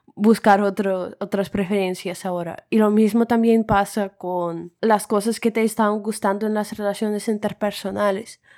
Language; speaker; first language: Spanish; non-native, fluent; Russian